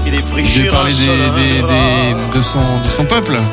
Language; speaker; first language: French; native; French